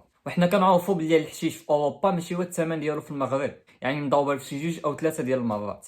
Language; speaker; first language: Arabic; native; Arabic